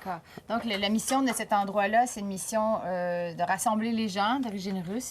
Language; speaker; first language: French; native; French